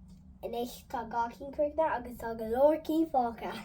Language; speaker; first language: Irish; non-native, learner; English